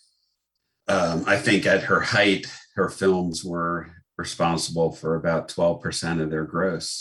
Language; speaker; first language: English; native; English